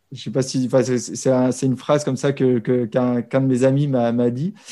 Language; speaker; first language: French; native; French